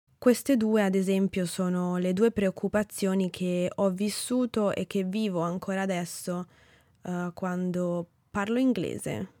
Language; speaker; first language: Italian; native; Italian